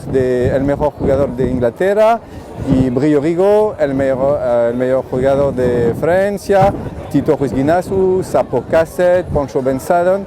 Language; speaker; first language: Spanish; non-native, fluent; French